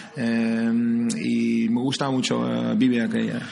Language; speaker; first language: Spanish; non-native, fluent; Dutch